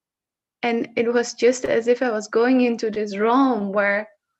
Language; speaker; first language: English; non-native, fluent; Dutch